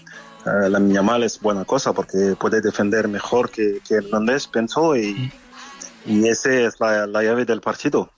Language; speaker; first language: Spanish; non-native, fluent; French